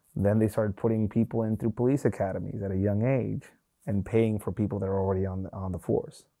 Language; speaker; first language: English; non-native, fluent; Spanish